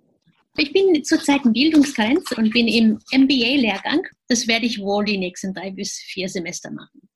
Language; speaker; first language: German; non-native, fluent; Japanese